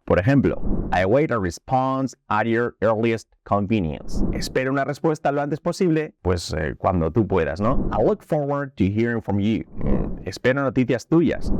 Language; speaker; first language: Spanish; native; Spanish